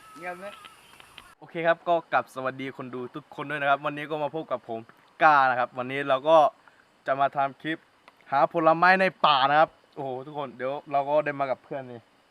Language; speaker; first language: Thai; non-native, local second language; Akha